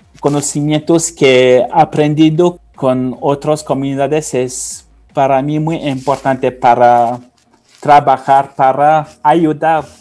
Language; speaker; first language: Spanish; non-native, learner; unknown